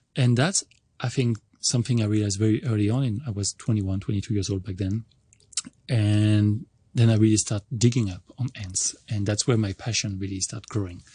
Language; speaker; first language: English; non-native, fluent; French